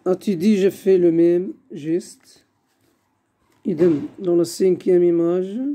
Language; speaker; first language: French; non-native, local second language; Arabic